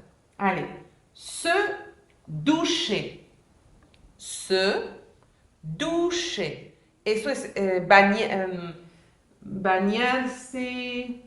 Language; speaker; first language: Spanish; non-native, fluent; French